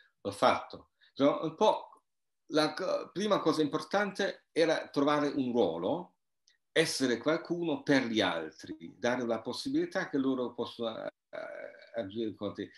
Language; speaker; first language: Italian; non-native, fluent; German